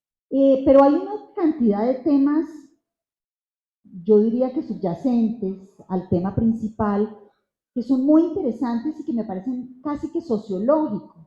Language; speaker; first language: Spanish; native; Spanish